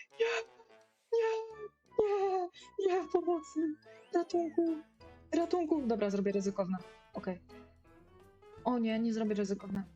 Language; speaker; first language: Polish; native; Polish